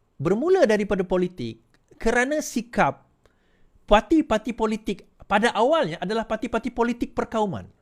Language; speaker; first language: Malay; native; Malay